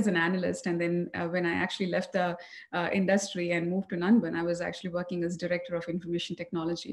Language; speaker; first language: English; non-native, local second language; Tamil